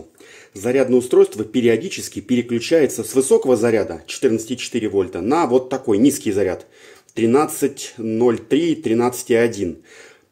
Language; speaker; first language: Russian; native; Russian